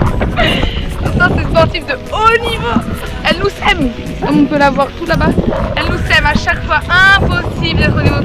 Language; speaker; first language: French; native; French